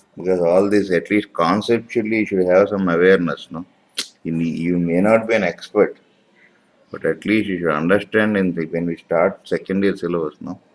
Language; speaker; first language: English; non-native, local second language; Urdu